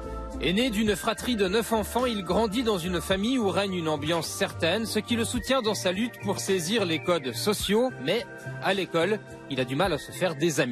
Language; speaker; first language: French; native; French